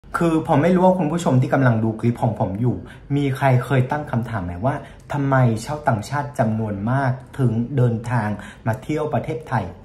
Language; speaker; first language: Thai; non-native, fluent; Vietnamese